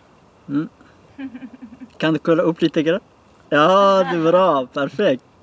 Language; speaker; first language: Swedish; non-native, learner; Persian